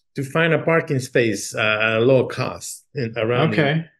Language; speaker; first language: English; native; English